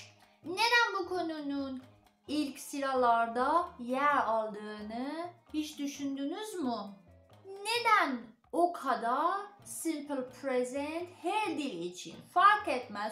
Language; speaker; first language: Turkish; non-native, learner; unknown